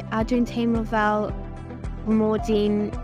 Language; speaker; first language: Welsh; non-native, local second language; English